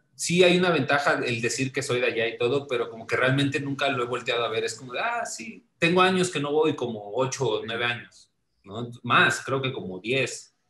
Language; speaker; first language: Spanish; native; Spanish